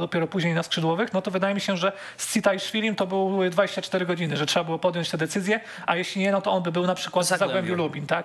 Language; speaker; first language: Polish; native; Polish